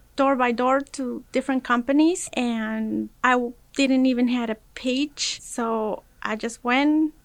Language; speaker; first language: English; early bilingual, other home language; Spanish